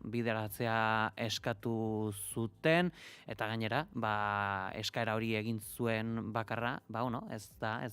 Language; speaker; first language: Basque; native; Basque